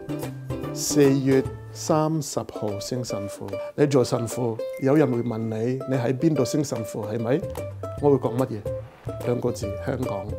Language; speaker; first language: Cantonese; non-native, fluent; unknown